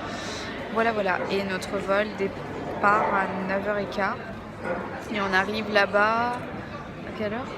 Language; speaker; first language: French; native; French